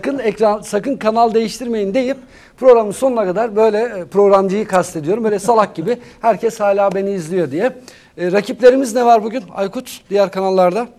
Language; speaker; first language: Turkish; native; Turkish